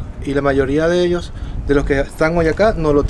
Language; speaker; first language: Spanish; native; Spanish